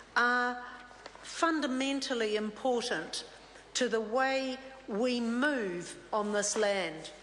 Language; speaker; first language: English; native; English